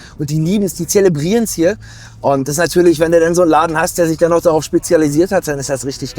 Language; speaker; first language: German; native; German